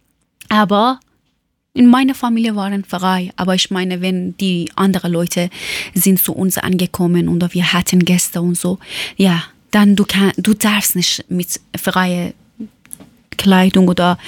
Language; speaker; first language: German; non-native, learner; Persian